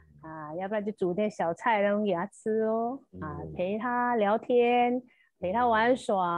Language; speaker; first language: Chinese; native; Chinese